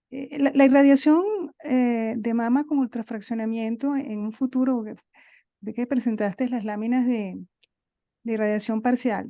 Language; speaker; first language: Spanish; native; Spanish